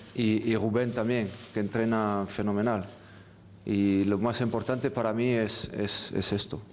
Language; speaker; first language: Spanish; non-native, fluent; French